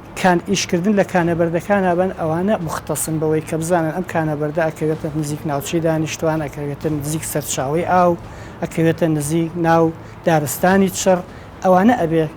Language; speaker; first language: Central Kurdish; native; Central Kurdish